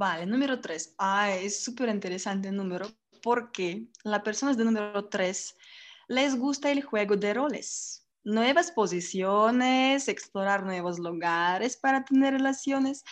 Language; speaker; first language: Spanish; non-native, learner; Russian